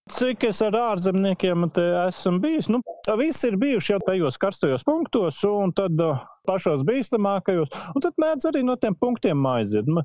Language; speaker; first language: Latvian; native; Latvian